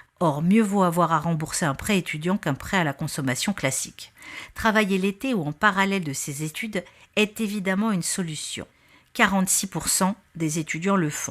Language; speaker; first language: French; native; French